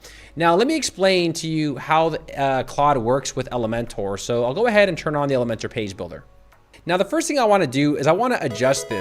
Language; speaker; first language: English; native; English